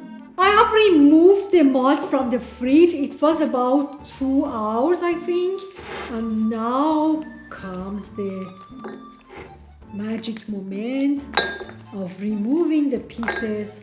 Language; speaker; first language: English; non-native, fluent; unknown